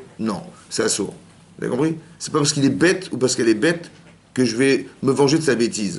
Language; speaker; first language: French; native; French